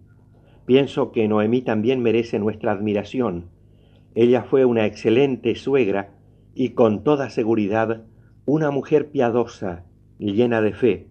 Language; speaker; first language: Spanish; native; Spanish